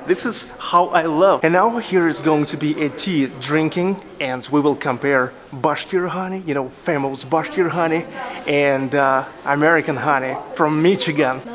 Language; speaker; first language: English; non-native, fluent; Russian